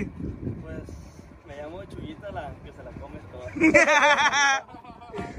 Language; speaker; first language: Spanish; native; Spanish